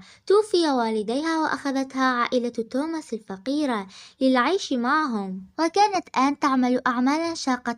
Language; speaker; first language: Arabic; native; Arabic